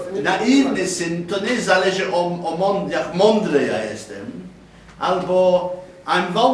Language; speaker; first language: Polish; non-native, learner; English